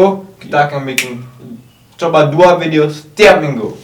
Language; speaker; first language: Indonesian; non-native, learner; English